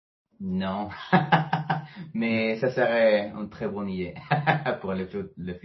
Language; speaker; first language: French; non-native, fluent; Spanish